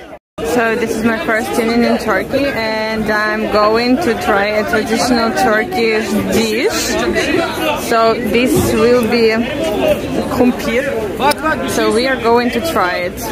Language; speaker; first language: English; non-native, fluent; Russian